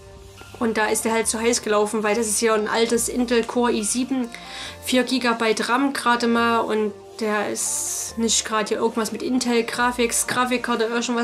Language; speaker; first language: German; native; German